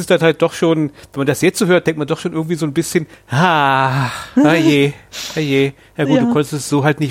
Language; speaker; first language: German; native; German